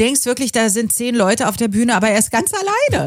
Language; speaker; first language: German; native; German